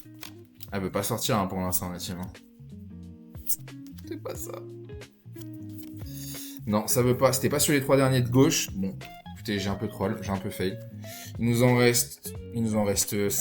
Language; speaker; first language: French; native; French